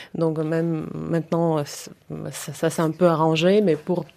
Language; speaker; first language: French; non-native, fluent; Ukrainian